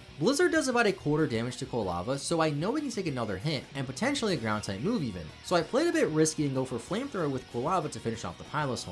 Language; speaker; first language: English; native; English